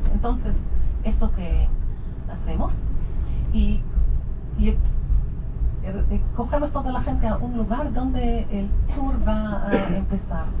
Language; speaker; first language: Spanish; non-native, learner; Hebrew